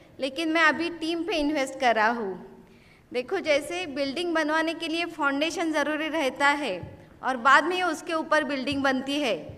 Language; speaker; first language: Hindi; non-native, local second language; Marathi